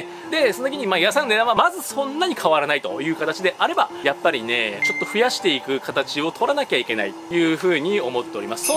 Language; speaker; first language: Japanese; native; Japanese